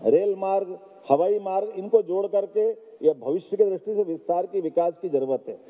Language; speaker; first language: Hindi; native; Hindi